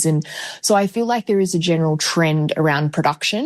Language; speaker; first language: English; native; English